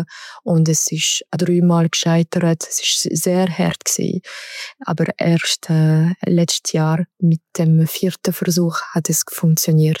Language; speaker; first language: German; non-native, local second language; French